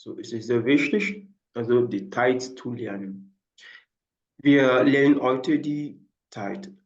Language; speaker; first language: German; non-native, fluent; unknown